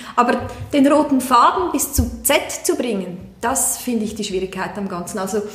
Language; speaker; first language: German; native; German